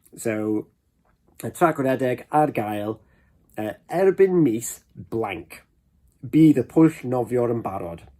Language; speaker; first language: Welsh; non-native, learner; English